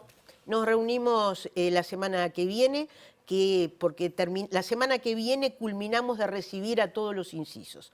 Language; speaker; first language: Spanish; native; Spanish